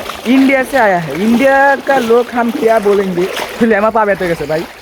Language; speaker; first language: Hindi; non-native, learner; Bangla